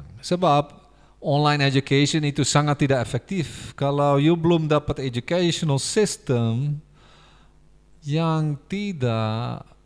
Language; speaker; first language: Indonesian; non-native, fluent; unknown